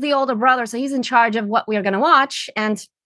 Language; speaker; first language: English; non-native, fluent; Dutch